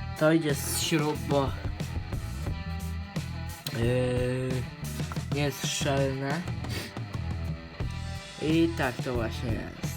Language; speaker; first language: Polish; native; Polish